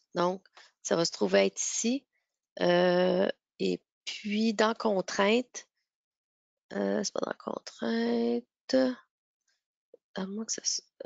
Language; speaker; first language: French; native; French